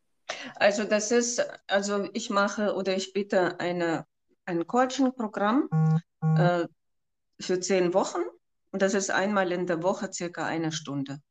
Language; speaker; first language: German; non-native, fluent; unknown